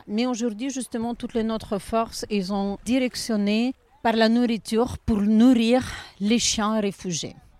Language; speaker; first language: French; non-native, learner; Ukrainian